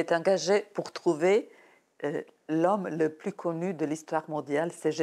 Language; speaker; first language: French; non-native, fluent; Serbian